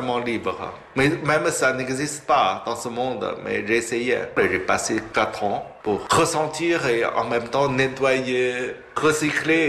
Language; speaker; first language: French; non-native, fluent; Chinese